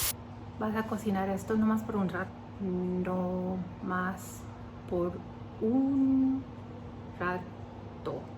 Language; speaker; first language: Spanish; early bilingual, heritage; Spanish